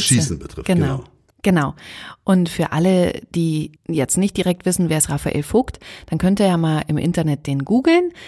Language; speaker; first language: German; native; German